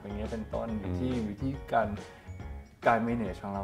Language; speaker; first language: Thai; native; Thai